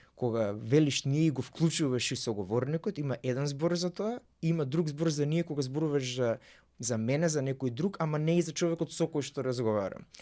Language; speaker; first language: Macedonian; native; Macedonian